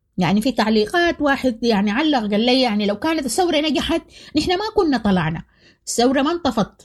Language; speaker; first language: Arabic; native; Arabic